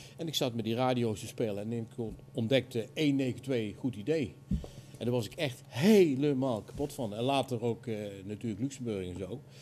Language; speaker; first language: Dutch; native; Dutch